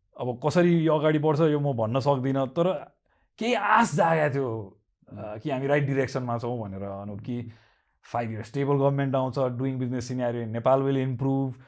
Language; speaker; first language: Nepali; native; Nepali